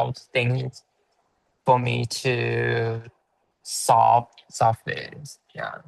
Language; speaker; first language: English; non-native, learner; Chinese